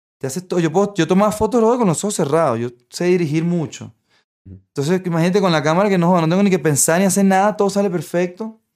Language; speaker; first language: Spanish; native; Spanish